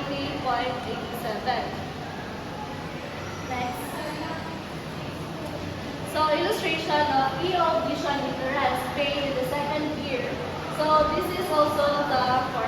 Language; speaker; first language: English; non-native, local second language; Cebuano